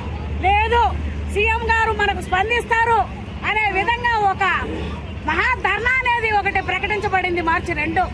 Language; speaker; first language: Telugu; native; Telugu